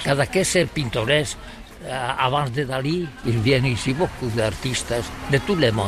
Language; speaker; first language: French; non-native, learner; Catalan